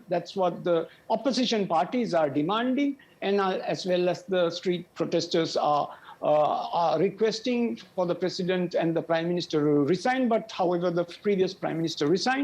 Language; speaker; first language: English; non-native, local second language; Sinhala